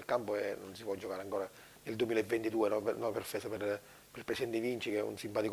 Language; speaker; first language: Italian; native; Italian